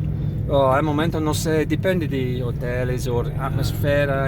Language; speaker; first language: Spanish; non-native, learner; English